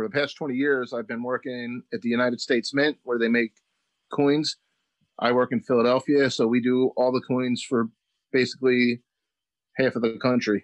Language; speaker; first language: English; native; English